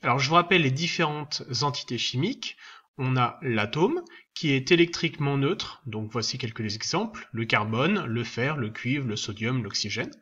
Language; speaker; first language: French; native; French